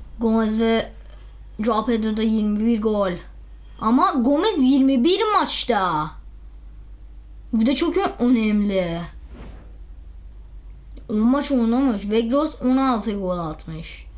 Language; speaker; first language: Turkish; non-native, learner; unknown